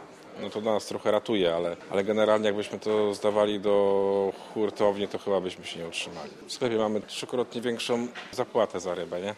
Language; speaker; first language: Polish; native; Polish